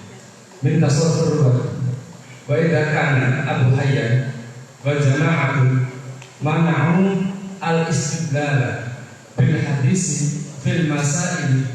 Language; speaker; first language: Arabic; non-native, learner; Indonesian